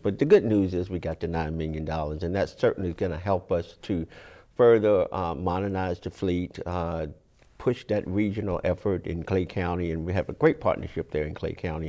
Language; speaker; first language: English; native; English